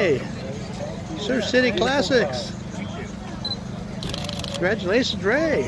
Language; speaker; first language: English; native; English